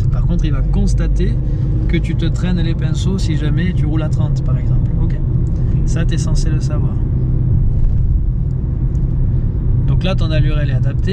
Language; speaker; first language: French; native; French